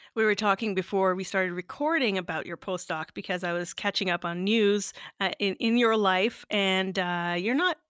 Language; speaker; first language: English; native; English